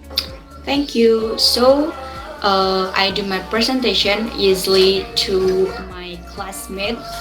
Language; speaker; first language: English; non-native, learner; Indonesian